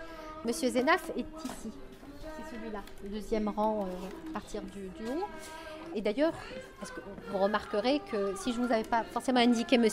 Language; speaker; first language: French; native; French